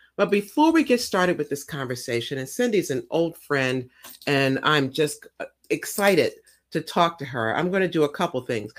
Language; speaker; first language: English; native; English